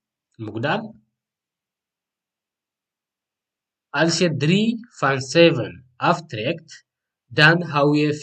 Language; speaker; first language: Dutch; non-native, learner; Tigrinya